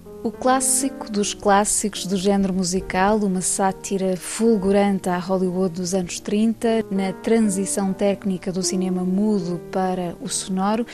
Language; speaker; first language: Portuguese; native; Portuguese